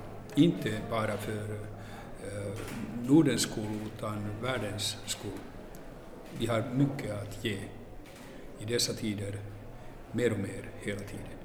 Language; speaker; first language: Swedish; non-native, local second language; Finnish